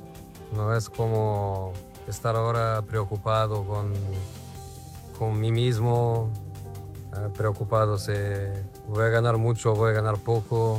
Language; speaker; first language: Spanish; non-native, fluent; Portuguese